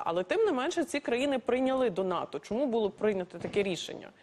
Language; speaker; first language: Ukrainian; native; Ukrainian